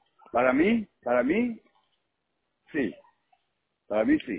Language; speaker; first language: Spanish; early bilingual, heritage; Spanish